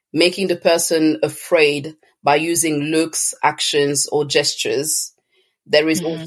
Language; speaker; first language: English; early bilingual, other home language; French